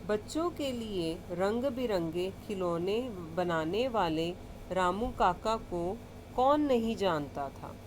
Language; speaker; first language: Hindi; non-native, local second language; Punjabi